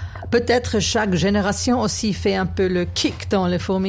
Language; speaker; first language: French; non-native, fluent; German